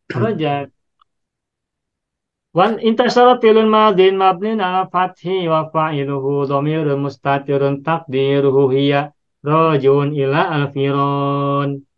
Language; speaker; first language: Arabic; non-native, fluent; Indonesian